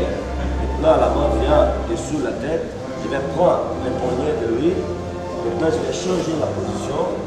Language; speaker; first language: French; non-native, learner; Portuguese